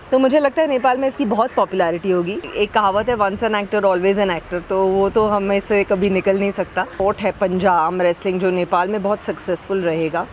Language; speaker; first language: Hindi; native; Hindi